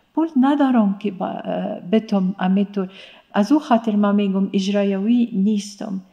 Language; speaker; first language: Persian; non-native, fluent; Arabic